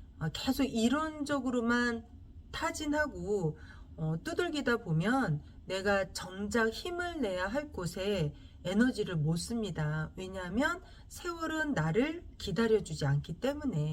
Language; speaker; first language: Korean; native; Korean